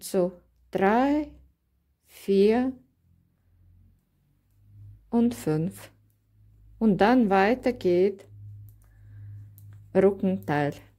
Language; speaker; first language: German; non-native, learner; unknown